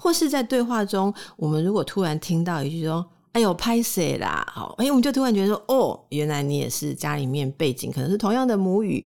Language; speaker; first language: Chinese; native; Chinese